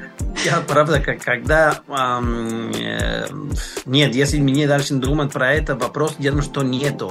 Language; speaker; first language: Russian; non-native, learner; Spanish